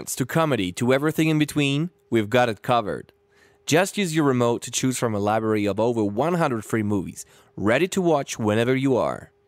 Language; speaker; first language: Portuguese; non-native, fluent; French